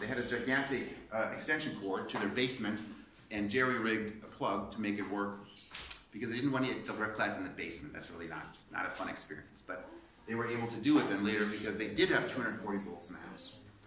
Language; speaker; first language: English; native; English